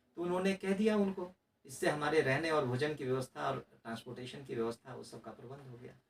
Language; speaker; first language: Hindi; non-native, local second language; Maithili